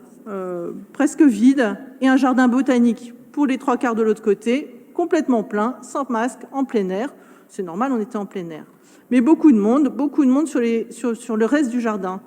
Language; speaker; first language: French; native; French